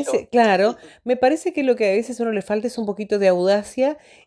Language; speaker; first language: Spanish; native; Spanish